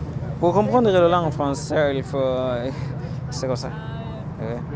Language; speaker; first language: French; non-native, learner; Swahili